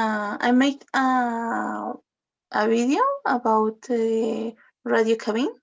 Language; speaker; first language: English; non-native, learner; Spanish